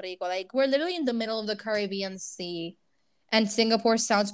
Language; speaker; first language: English; non-native, fluent; Spanish